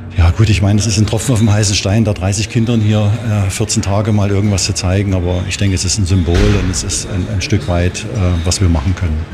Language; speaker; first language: German; native; German